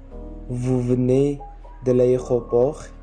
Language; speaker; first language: French; non-native, learner; Indonesian